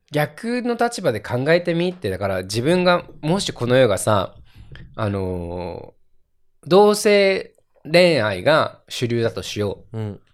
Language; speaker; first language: Japanese; native; Japanese